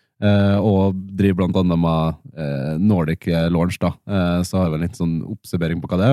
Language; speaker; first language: Norwegian; native; Norwegian